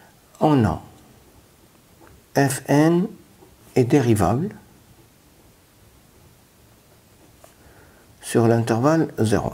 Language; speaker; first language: French; non-native, local second language; Arabic